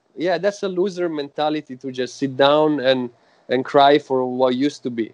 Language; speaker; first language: English; non-native, fluent; Italian